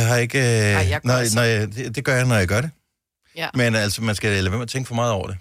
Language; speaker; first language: Danish; native; Danish